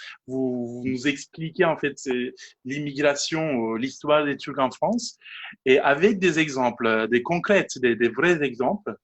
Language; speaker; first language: French; non-native, fluent; Turkish